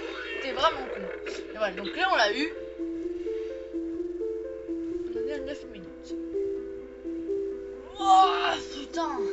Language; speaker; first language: French; native; French